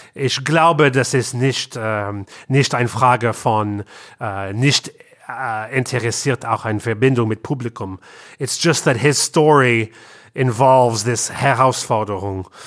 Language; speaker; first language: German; non-native, learner; English